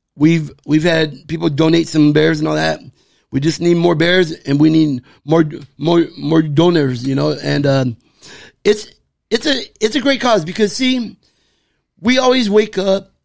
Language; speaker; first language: English; native; English